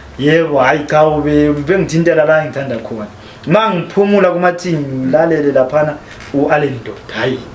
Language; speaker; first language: Zulu; native; Zulu